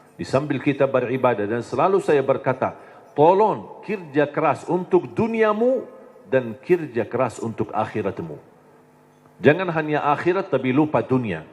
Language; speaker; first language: Indonesian; non-native, fluent; Arabic